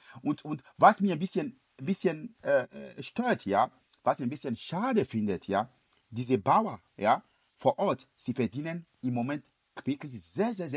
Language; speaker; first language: German; non-native, fluent; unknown